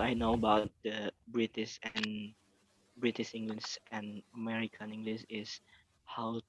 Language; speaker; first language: English; non-native, learner; Indonesian